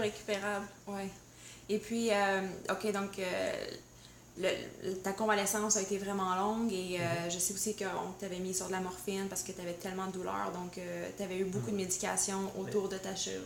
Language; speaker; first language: French; native; French